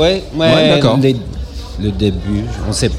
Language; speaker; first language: French; non-native, local second language; English